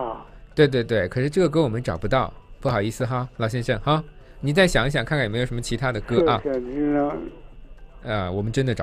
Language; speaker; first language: Chinese; native; Chinese